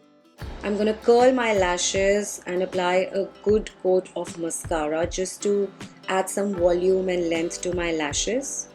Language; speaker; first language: English; non-native, local second language; Hindi